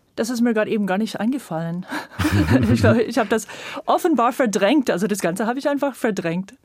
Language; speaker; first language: German; non-native, fluent; English